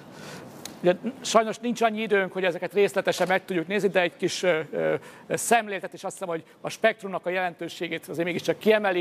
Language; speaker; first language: Hungarian; native; Hungarian